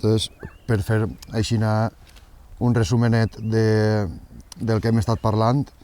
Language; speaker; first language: Catalan; native; Catalan